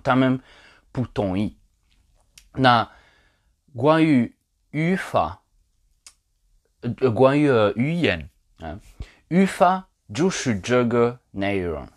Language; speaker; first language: Chinese; non-native, learner; Polish